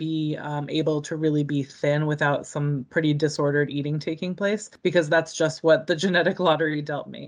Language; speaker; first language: English; native; English